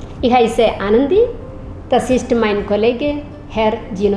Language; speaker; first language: German; non-native, fluent; Malayalam